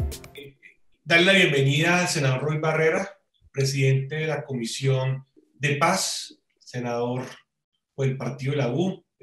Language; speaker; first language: Spanish; native; Spanish